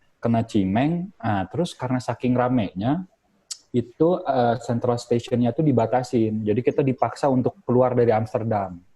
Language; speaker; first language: Indonesian; native; Indonesian